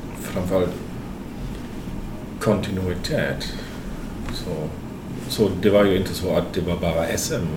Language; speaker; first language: Swedish; non-native, fluent; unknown